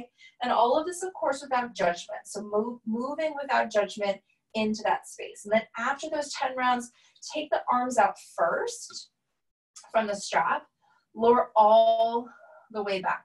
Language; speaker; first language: English; native; English